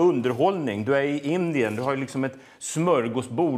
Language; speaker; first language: Swedish; native; Swedish